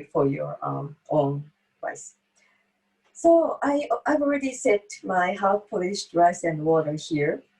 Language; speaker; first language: English; non-native, fluent; Japanese